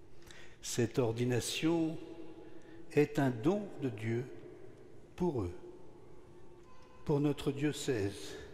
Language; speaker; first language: French; native; French